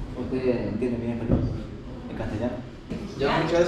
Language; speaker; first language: Spanish; native; Spanish